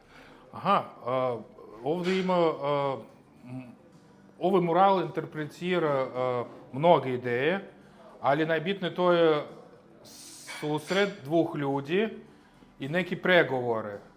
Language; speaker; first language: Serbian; non-native, learner; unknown